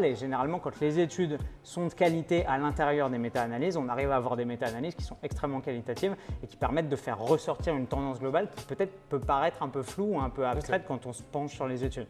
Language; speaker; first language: French; native; French